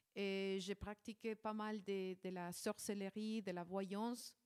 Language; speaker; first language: French; non-native, fluent; Spanish